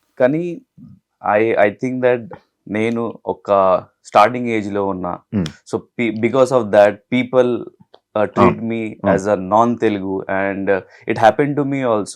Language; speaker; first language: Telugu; non-native, learner; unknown